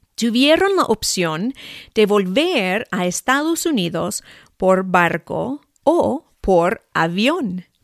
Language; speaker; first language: Spanish; non-native, fluent; English